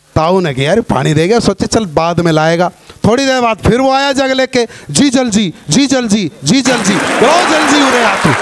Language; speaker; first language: Hindi; native; Hindi